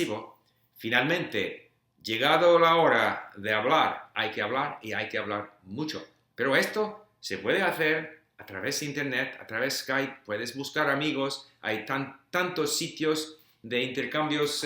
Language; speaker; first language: Spanish; non-native, fluent; English